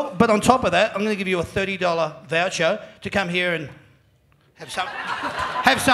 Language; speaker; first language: English; native; English